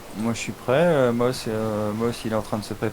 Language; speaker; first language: French; native; French